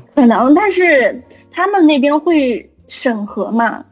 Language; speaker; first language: Chinese; native; Chinese